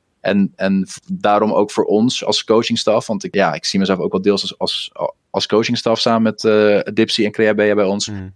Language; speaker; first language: Dutch; early bilingual, other home language; Russian